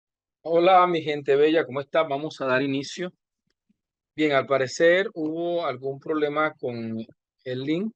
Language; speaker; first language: Spanish; native; Spanish